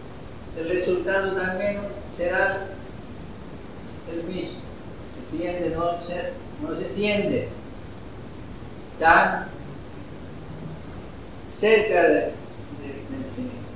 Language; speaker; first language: Spanish; non-native, fluent; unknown